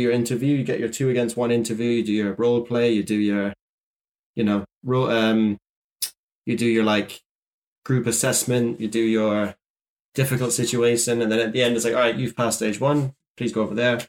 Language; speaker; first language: English; native; English